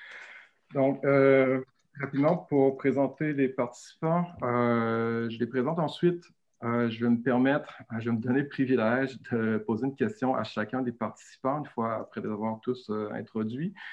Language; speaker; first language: French; native; French